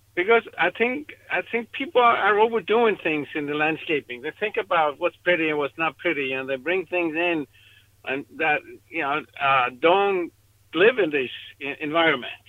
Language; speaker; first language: English; non-native, fluent; Icelandic